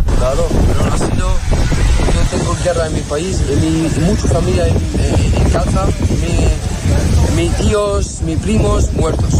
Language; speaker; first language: Spanish; non-native, learner; Arabic